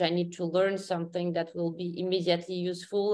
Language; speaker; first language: English; non-native, fluent; Arabic